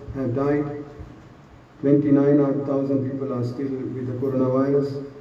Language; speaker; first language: English; non-native, local second language; Sinhala